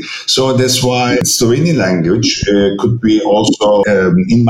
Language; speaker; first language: English; non-native, fluent; Turkish